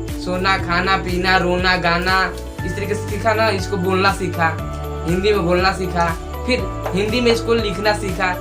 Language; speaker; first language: Hindi; native; Hindi